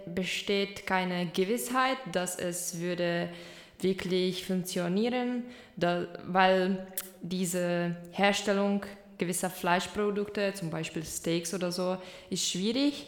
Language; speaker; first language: German; non-native, fluent; Czech